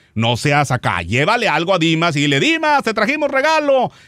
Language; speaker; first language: Spanish; native; Spanish